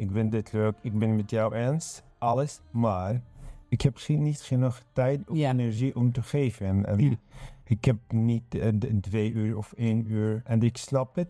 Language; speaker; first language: Dutch; non-native, learner; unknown